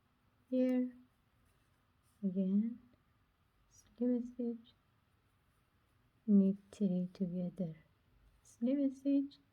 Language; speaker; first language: English; non-native, learner; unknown